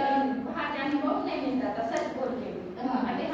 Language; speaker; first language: Hindi; non-native, local second language; Marathi